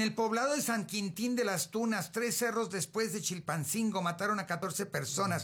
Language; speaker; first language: Spanish; native; Spanish